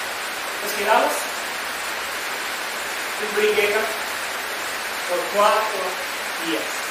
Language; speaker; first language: Spanish; non-native, learner; Japanese